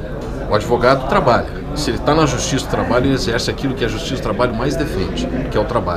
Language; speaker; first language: Portuguese; native; Portuguese